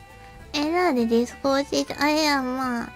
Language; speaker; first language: Japanese; native; Japanese